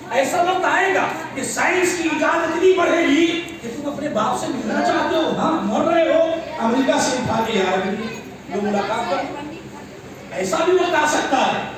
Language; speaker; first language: Urdu; native; Urdu